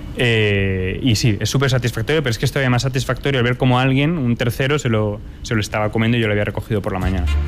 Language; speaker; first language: Spanish; native; Spanish